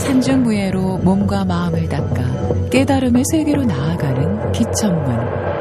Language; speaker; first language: Korean; native; Korean